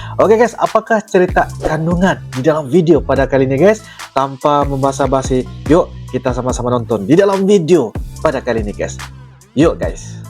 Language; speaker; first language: Malay; native; Malay